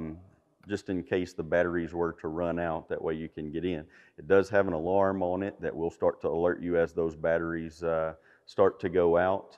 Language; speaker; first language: English; native; English